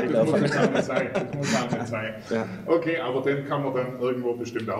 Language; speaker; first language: German; native; German